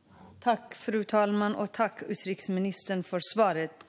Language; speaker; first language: Swedish; non-native, fluent; Kurdish